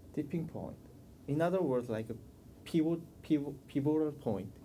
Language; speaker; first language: English; non-native, learner; Korean